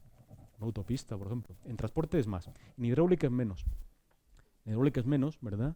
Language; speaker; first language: Spanish; native; Spanish